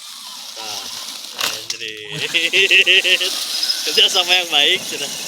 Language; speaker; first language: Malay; non-native, local second language; Sundanese